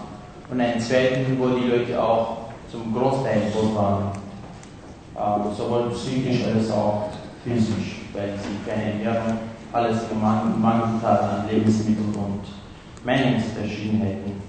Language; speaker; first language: German; non-native, fluent; Kurdish